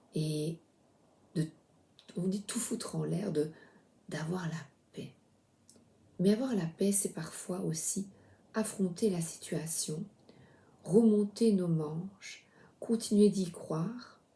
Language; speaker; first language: French; native; French